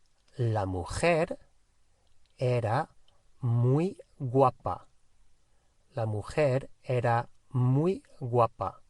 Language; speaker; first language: Spanish; non-native, fluent; English